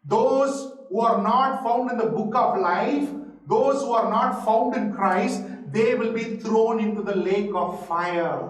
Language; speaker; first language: English; non-native, local second language; Tamil